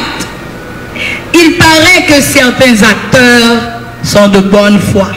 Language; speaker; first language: French; non-native, local second language; Haitian Creole